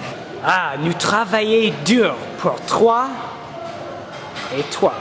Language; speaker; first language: French; non-native, learner; English